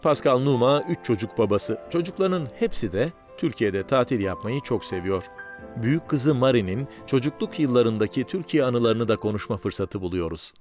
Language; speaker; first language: Turkish; native; Turkish